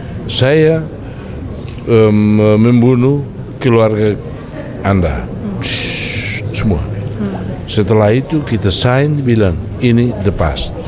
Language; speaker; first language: Indonesian; non-native, fluent; Tetum